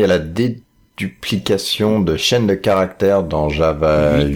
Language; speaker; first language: French; native; French